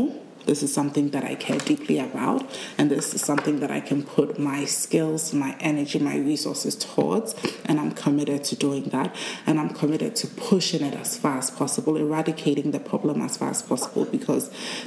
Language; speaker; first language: English; non-native, local second language; Akan